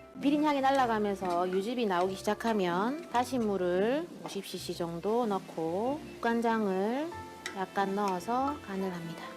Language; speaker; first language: Korean; native; Korean